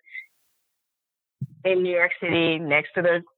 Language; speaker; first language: English; non-native, local second language; Yoruba